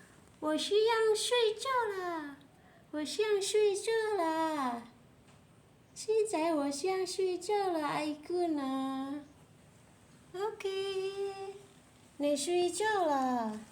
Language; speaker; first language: Chinese; non-native, learner; Indonesian